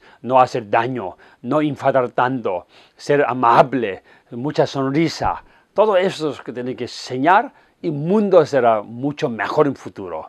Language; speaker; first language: Spanish; non-native, fluent; Tibetan